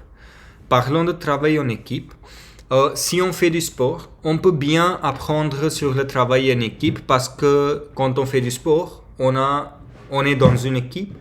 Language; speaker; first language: French; non-native, learner; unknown